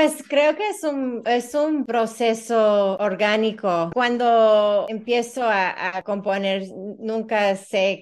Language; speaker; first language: Spanish; early bilingual, heritage; Spanish